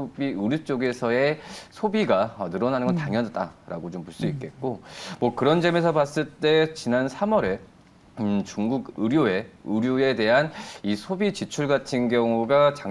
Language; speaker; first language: Korean; native; Korean